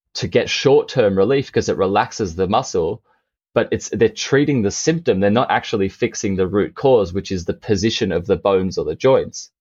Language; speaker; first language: English; native; English